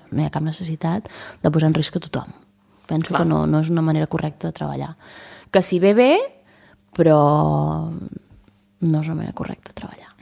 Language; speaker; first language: Catalan; native; Catalan